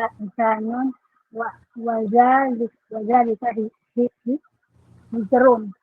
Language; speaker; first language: Arabic; non-native, learner; Filipino